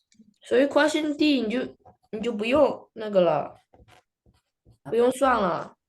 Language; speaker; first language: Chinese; early bilingual, other home language; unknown